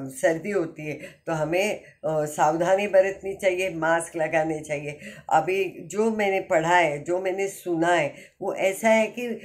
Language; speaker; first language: Hindi; non-native, local second language; Marathi